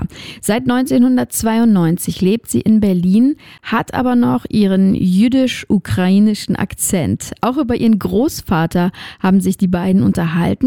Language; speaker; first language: German; native; German